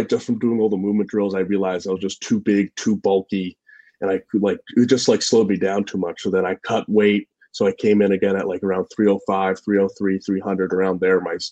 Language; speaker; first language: English; native; English